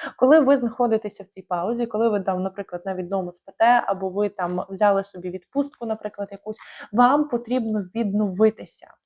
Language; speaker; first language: Ukrainian; non-native, local second language; Russian